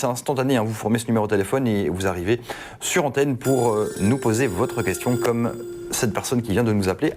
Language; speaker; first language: French; native; French